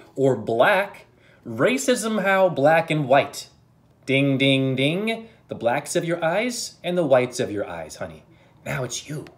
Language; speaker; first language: English; native; English